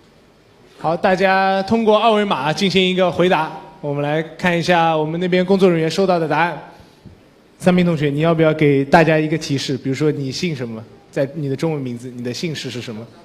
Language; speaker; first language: Chinese; native; Chinese